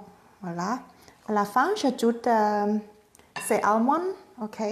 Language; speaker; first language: French; non-native, fluent; Thai